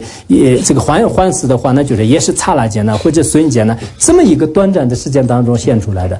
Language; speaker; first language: Chinese; non-native, local second language; Tibetan